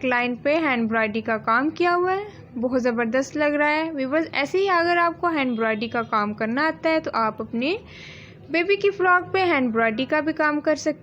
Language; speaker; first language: Hindi; native; Hindi